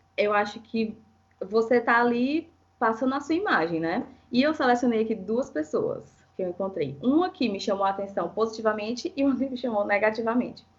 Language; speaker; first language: Portuguese; native; Portuguese